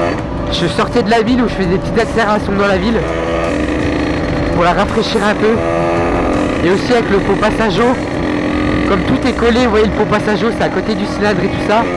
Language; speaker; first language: French; native; French